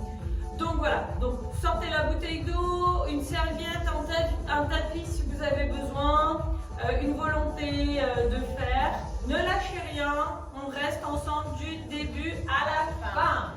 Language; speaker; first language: French; native; French